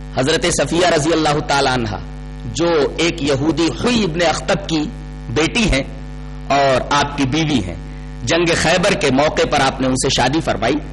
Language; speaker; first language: Urdu; native; Urdu